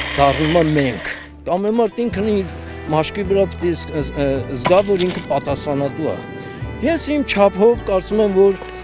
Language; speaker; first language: Armenian; early bilingual, heritage; Armenian